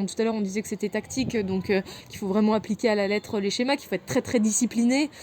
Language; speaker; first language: French; native; French